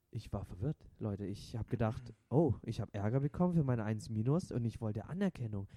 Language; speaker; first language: German; non-native, local second language; Vietnamese